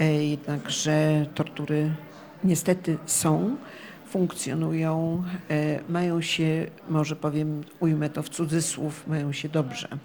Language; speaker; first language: Polish; native; Polish